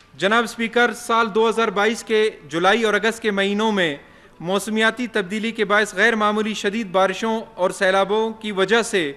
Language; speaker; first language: Urdu; non-native, local second language; Baluchi